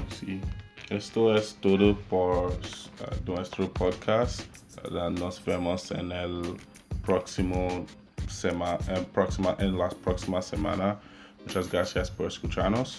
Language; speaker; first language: Spanish; non-native, learner; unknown